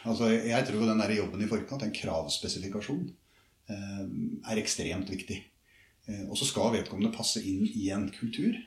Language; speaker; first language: Norwegian; native; Norwegian